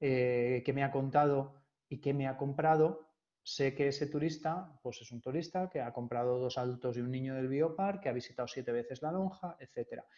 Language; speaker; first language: Spanish; native; Spanish